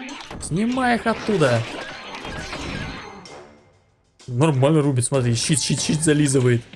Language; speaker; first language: Russian; native; Russian